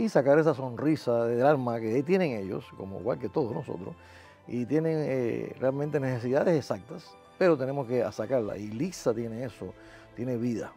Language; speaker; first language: Spanish; native; Spanish